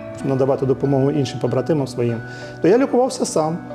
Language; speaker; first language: Ukrainian; native; Ukrainian